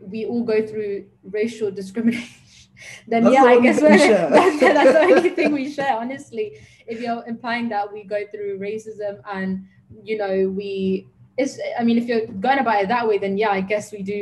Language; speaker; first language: English; native; English